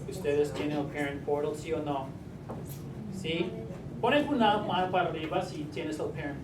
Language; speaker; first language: Spanish; non-native, learner; English